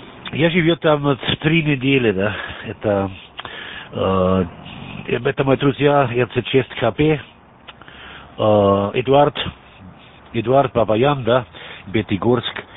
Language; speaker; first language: Russian; non-native, learner; German